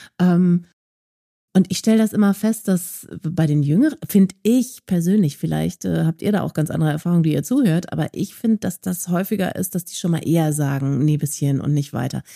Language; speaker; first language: German; native; German